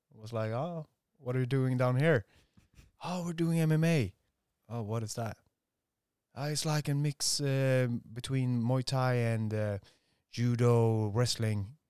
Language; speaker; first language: English; non-native, fluent; Swedish